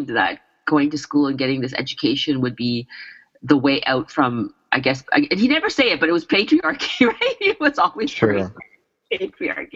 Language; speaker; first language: English; native; English